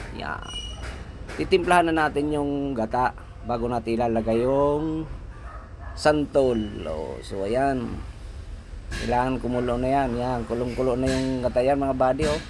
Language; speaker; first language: Filipino; non-native, local second language; Bikol